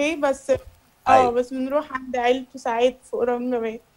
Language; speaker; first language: Arabic; native; Arabic